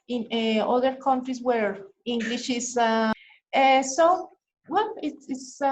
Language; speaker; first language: English; non-native, fluent; Spanish